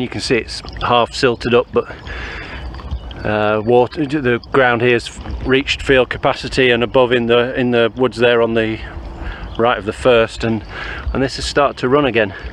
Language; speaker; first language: English; native; English